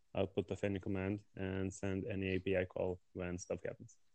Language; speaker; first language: English; non-native, fluent; Lithuanian